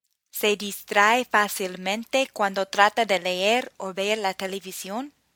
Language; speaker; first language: Spanish; non-native, fluent; English